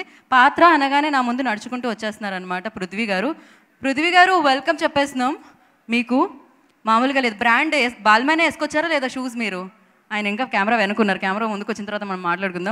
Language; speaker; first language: Telugu; native; Telugu